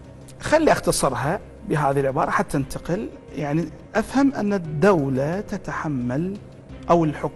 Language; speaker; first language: Arabic; native; Arabic